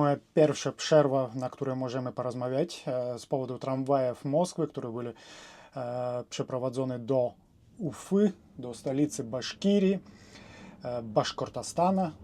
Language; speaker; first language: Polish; non-native, fluent; Russian